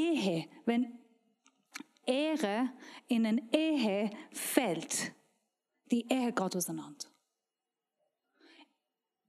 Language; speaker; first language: German; non-native, learner; Persian